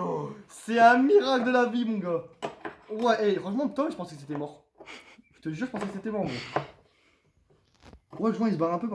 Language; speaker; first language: French; native; French